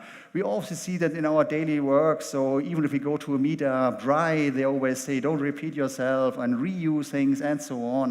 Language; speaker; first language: English; non-native, fluent; German